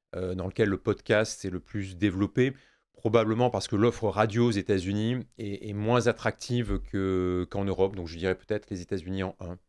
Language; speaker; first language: French; native; French